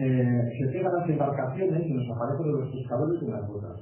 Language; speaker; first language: Spanish; native; Spanish